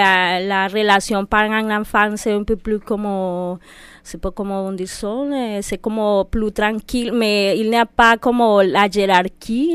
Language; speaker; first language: French; non-native, fluent; Spanish